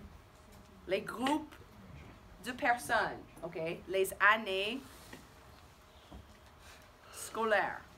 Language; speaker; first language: French; non-native, fluent; English